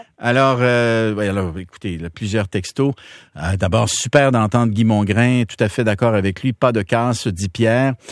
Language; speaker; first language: French; native; French